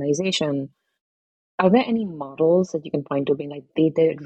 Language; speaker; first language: English; non-native, local second language; Hindi